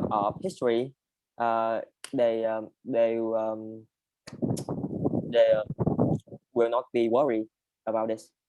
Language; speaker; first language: English; non-native, learner; Vietnamese